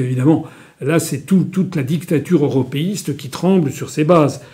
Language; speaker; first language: French; native; French